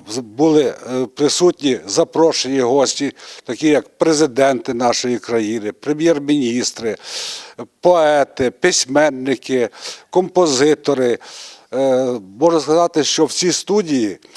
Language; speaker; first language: Ukrainian; native; Ukrainian